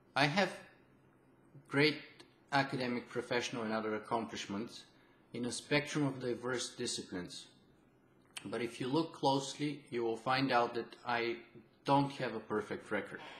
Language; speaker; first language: English; non-native, fluent; Bulgarian